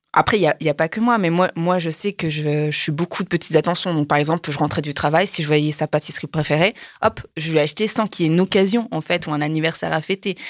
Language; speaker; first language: French; native; French